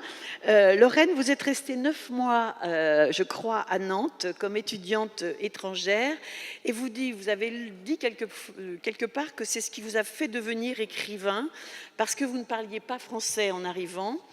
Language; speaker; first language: French; native; French